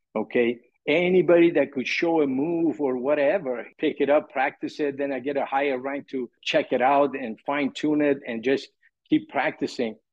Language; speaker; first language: English; early bilingual, other home language; Persian